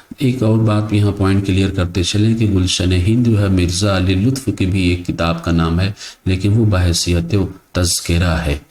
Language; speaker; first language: Urdu; native; Urdu